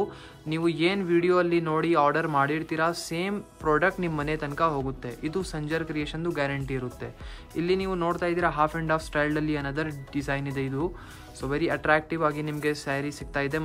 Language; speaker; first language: Kannada; native; Kannada